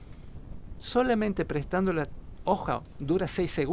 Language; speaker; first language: Spanish; native; Spanish